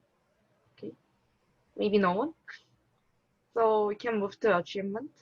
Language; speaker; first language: English; non-native, learner; Korean